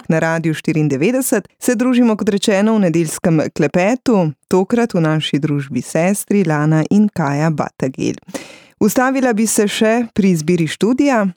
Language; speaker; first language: Slovenian; native; Slovenian